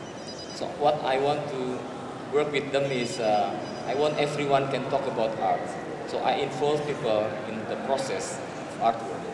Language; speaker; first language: English; non-native, learner; Indonesian